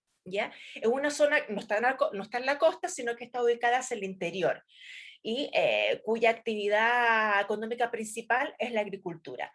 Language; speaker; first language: Spanish; native; Spanish